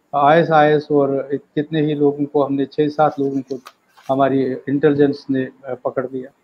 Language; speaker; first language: Hindi; native; Hindi